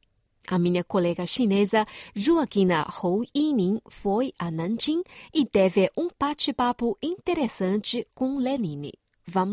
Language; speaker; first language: Portuguese; non-native, fluent; Chinese